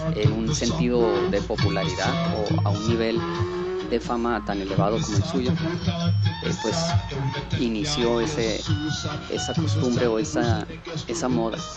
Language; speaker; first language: Spanish; early bilingual, heritage; Spanish